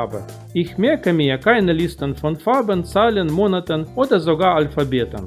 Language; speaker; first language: German; non-native, fluent; Russian